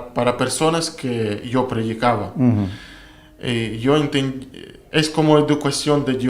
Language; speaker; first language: Spanish; non-native, learner; Russian